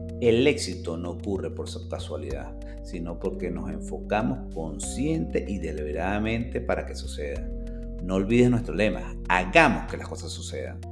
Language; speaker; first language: Spanish; native; Spanish